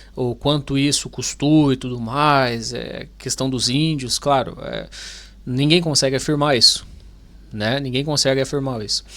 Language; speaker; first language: Portuguese; native; Portuguese